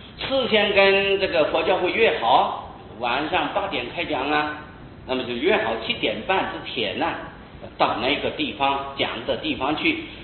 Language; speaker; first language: Chinese; non-native, local second language; Hakka Chinese